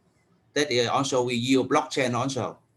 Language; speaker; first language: English; non-native, learner; Vietnamese